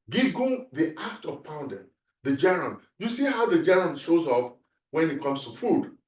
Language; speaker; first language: English; non-native, local second language; Yoruba